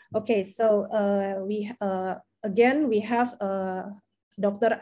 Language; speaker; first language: English; non-native, fluent; Indonesian